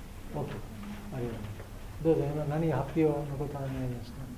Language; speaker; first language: Japanese; non-native, fluent; Bangla